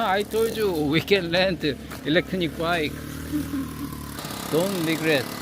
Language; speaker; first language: English; non-native, learner; Korean